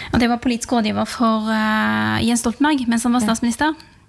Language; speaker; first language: Norwegian; early bilingual, other home language; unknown